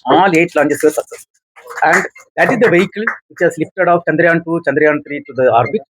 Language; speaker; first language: English; non-native, local second language; Tamil